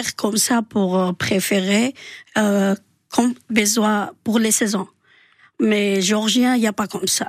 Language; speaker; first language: French; non-native, learner; Georgian